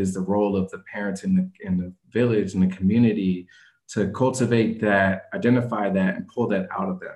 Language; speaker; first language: English; native; English